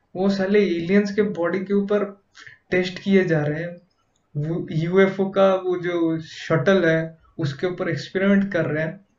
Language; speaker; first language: Hindi; native; Hindi